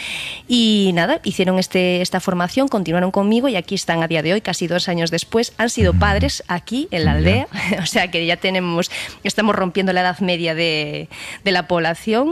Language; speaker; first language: Spanish; native; Spanish